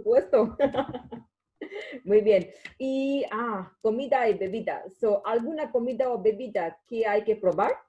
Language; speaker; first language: Spanish; non-native, learner; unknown